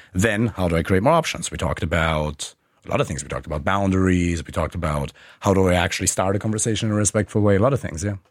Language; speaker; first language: English; non-native, fluent; German